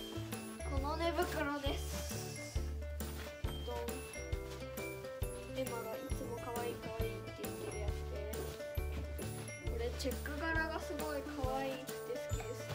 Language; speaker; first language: Japanese; native; Japanese